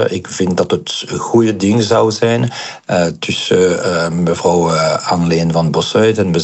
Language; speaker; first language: Dutch; non-native, local second language; French